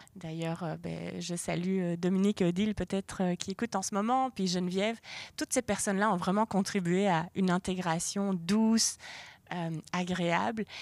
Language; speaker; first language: French; native; French